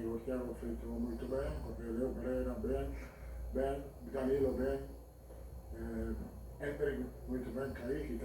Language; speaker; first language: Portuguese; non-native, learner; Italian